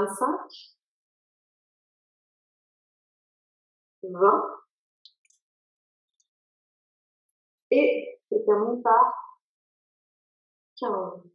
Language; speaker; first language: French; native; French